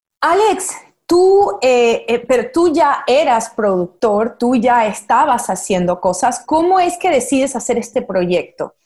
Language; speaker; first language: Spanish; native; Spanish